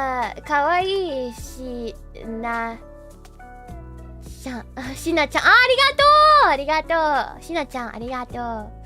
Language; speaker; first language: Japanese; non-native, learner; English